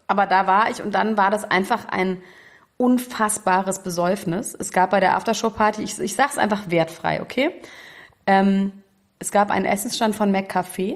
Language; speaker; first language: German; native; German